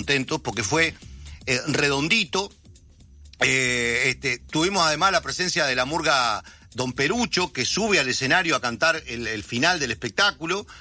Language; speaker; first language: Spanish; native; Spanish